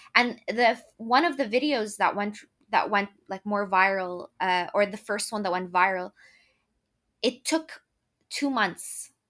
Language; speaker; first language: English; non-native, fluent; Arabic